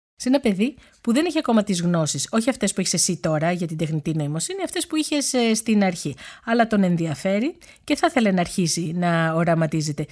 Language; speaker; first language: Greek; native; Greek